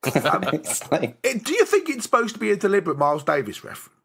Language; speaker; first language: English; native; English